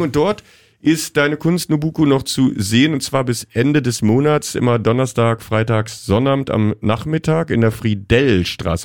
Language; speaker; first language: German; native; German